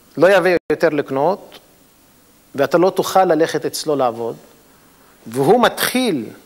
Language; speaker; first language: Hebrew; non-native, local second language; Arabic